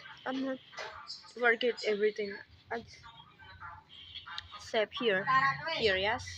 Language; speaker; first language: English; non-native, learner; Indonesian